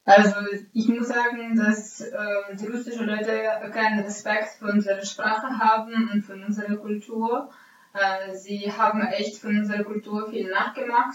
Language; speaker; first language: German; non-native, fluent; Ukrainian